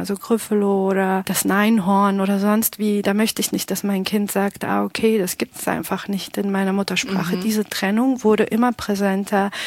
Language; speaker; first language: German; non-native, fluent; Pashto